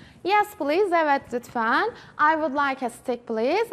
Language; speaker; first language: English; non-native, fluent; Turkish